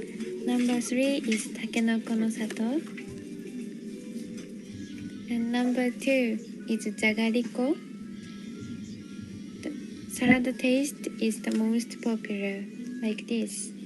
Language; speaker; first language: English; non-native, learner; Japanese